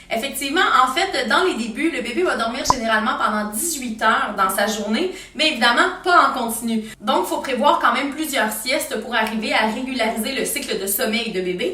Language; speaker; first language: French; native; French